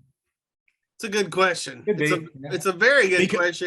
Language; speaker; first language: English; native; English